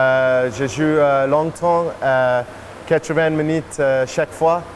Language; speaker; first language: French; non-native, learner; English